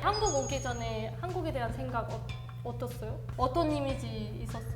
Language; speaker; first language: Korean; non-native, fluent; German